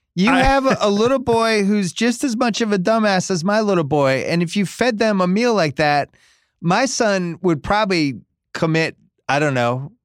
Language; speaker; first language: English; native; English